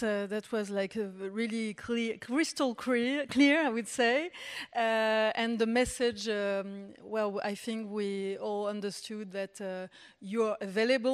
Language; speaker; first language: English; non-native, fluent; French